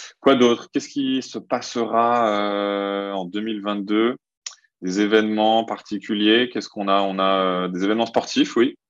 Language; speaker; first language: French; native; French